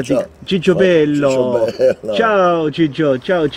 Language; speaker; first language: Italian; non-native, learner; German